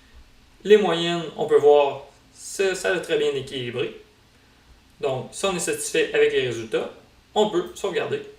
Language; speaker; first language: French; native; French